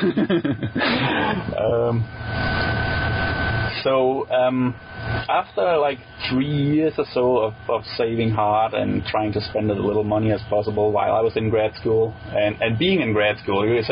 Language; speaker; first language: English; non-native, fluent; Danish